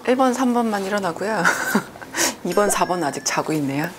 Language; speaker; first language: Korean; native; Korean